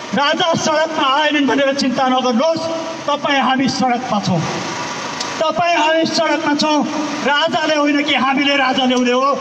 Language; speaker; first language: Nepali; native; Nepali